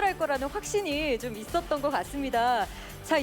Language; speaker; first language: Korean; native; Korean